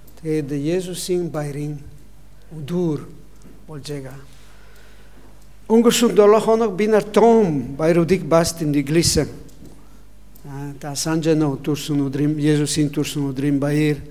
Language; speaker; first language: Mongolian; non-native, learner; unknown